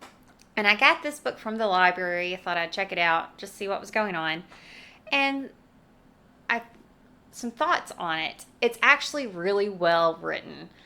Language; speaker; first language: English; native; English